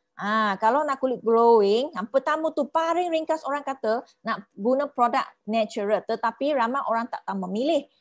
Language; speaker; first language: Malay; non-native, local second language; Chinese